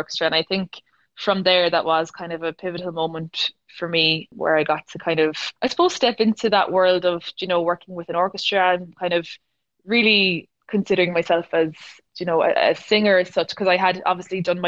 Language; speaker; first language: English; native; English